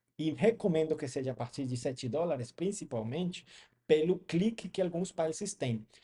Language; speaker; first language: Portuguese; non-native, fluent; Spanish